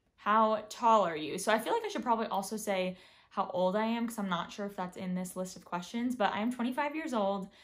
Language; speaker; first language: English; native; English